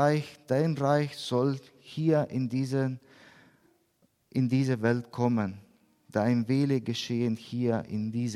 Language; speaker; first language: German; non-native, learner; Spanish